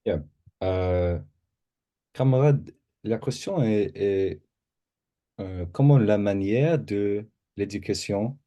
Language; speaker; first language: French; non-native, learner; English